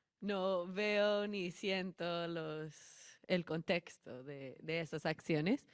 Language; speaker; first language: Spanish; non-native, fluent; English